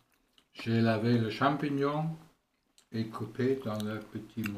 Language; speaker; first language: French; non-native, learner; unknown